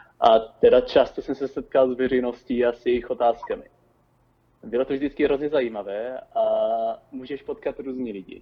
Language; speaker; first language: Czech; non-native, fluent; Italian